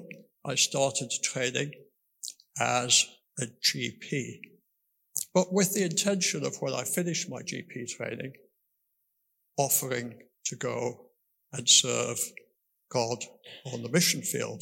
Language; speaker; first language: English; native; English